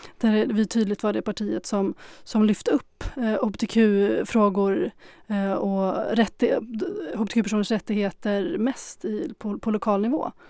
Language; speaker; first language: Swedish; early bilingual, other home language; Arabic